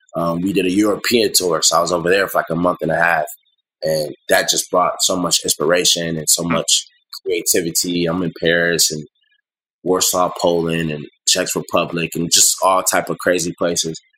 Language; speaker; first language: English; native; English